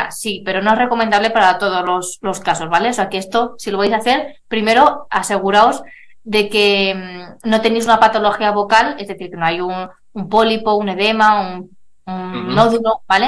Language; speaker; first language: Spanish; native; Spanish